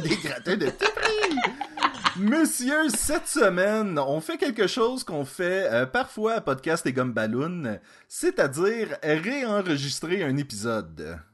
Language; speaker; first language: French; native; French